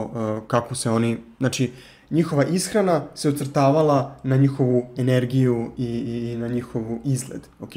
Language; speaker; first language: Serbian; native; Serbian